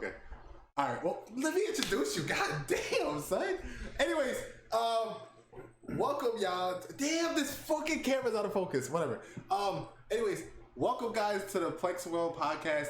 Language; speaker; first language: English; native; English